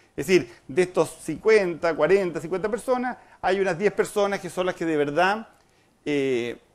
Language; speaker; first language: Spanish; native; Spanish